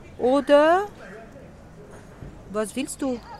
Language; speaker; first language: German; non-native, learner; French